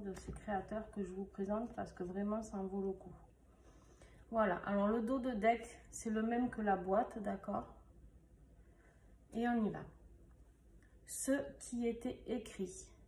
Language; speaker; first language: French; native; French